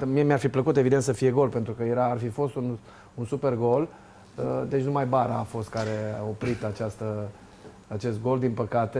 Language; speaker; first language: Romanian; native; Romanian